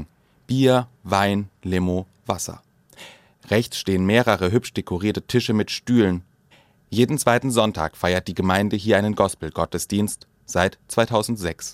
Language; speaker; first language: German; native; German